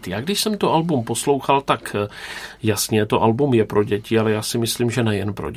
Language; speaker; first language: Czech; native; Czech